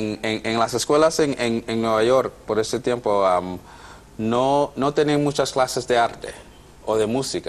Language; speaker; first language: Spanish; non-native, fluent; English